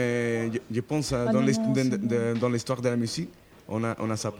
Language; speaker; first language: French; non-native, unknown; Spanish